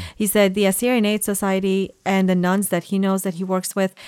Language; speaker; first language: English; non-native, fluent; Persian